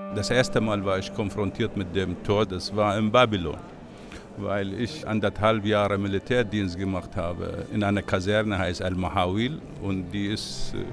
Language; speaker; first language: German; non-native, fluent; Arabic